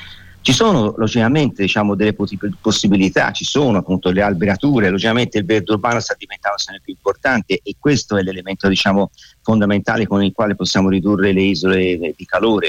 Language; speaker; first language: Italian; native; Italian